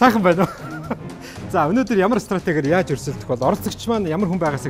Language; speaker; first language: Mongolian; native; Mongolian